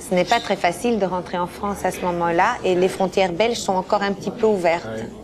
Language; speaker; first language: French; early bilingual, other home language; Portuguese